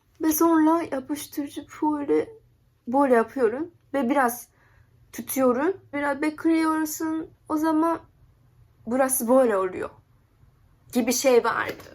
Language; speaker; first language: Turkish; non-native, learner; Japanese